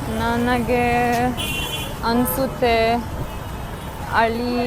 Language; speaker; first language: Kannada; non-native, learner; English